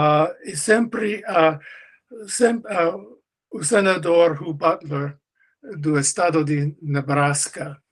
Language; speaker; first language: Portuguese; non-native, learner; English